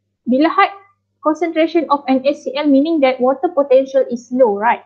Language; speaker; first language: English; non-native, local second language; Malay